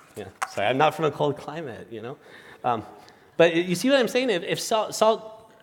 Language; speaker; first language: English; non-native, fluent; Spanish